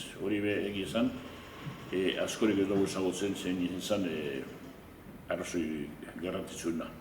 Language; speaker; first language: Basque; native; Basque